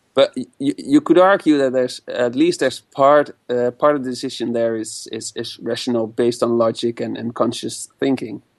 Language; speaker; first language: English; non-native, fluent; Dutch